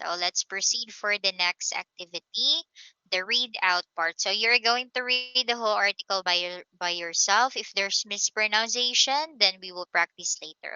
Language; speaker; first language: English; non-native, local second language; Filipino